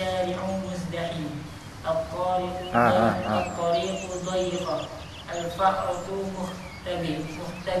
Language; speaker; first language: Arabic; non-native, learner; Indonesian